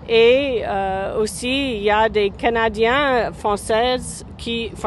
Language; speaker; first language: French; non-native, fluent; English